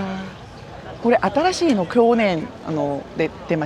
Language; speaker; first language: Japanese; non-native, learner; Korean